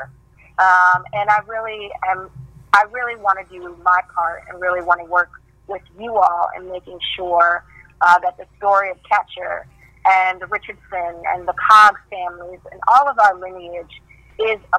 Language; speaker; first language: English; native; English